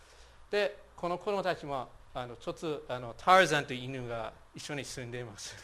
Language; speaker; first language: Japanese; non-native, fluent; English